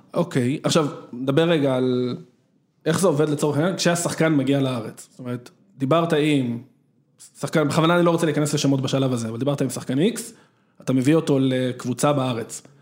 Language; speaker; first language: Hebrew; native; Hebrew